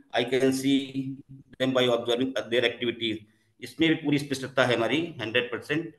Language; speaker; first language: Hindi; native; Hindi